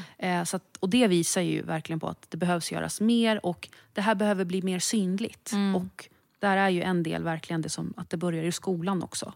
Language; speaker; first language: Swedish; native; Swedish